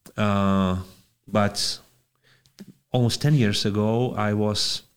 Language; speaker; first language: English; non-native, fluent; Lithuanian